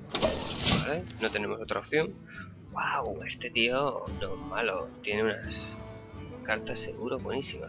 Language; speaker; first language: Spanish; native; Spanish